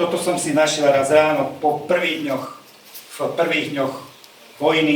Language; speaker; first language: Ukrainian; non-native, learner; Slovak